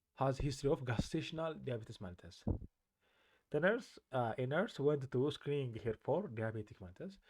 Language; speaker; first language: English; non-native, local second language; Amharic